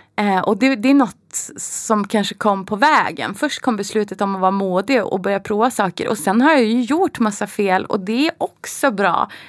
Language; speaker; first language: Swedish; native; Swedish